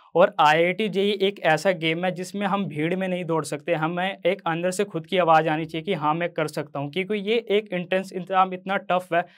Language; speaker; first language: Hindi; native; Hindi